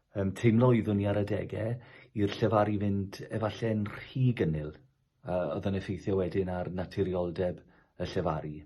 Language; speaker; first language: Welsh; native; Welsh